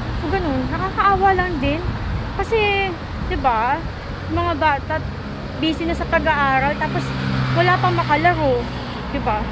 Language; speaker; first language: Filipino; native; Filipino